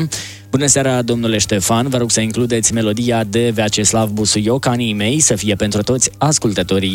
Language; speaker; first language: Romanian; native; Romanian